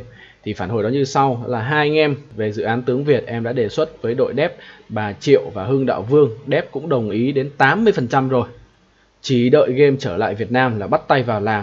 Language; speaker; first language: Vietnamese; native; Vietnamese